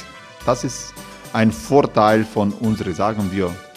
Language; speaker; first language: German; non-native, fluent; Croatian